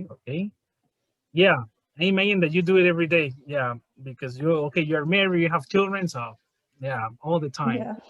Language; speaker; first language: English; non-native, fluent; Spanish